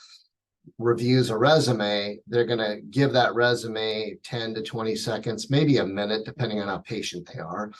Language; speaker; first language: English; native; English